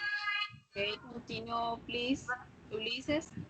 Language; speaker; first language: English; non-native, learner; Spanish